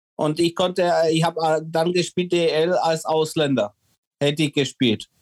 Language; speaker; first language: German; early bilingual, other home language; Czech